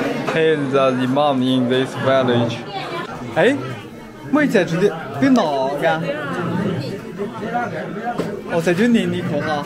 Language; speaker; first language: English; non-native, local second language; Chinese